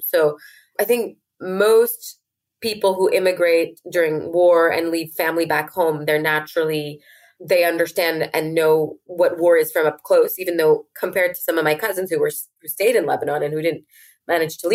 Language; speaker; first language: English; native; English